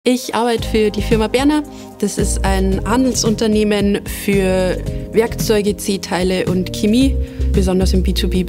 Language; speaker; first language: German; native; German